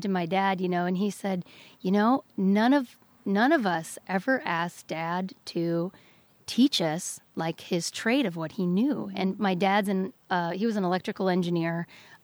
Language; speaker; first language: English; native; English